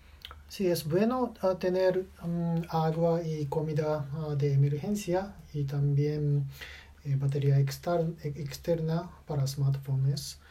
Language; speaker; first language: Spanish; non-native, learner; Japanese